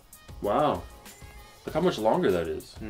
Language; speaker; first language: English; native; English